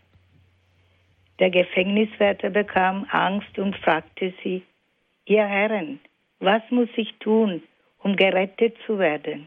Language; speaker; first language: German; non-native, fluent; Malayalam